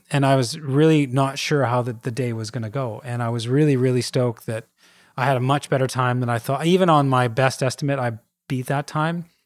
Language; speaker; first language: English; native; English